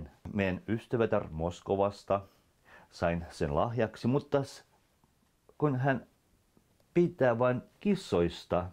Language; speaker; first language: Finnish; non-native, local second language; Russian